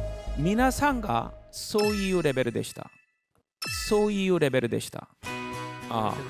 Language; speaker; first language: Japanese; non-native, fluent; Korean